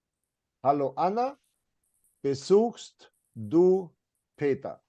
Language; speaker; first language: German; non-native, fluent; English